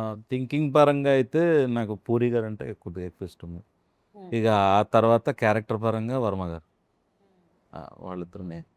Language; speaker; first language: Telugu; native; Telugu